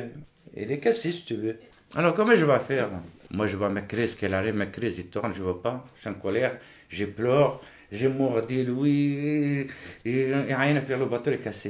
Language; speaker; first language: French; non-native, local second language; Arabic